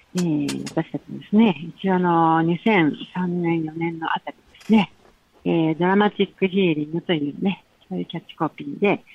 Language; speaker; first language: Japanese; native; Japanese